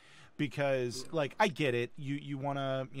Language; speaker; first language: English; native; English